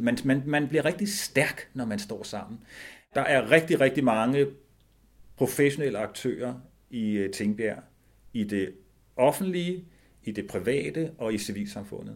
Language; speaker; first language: Danish; native; Danish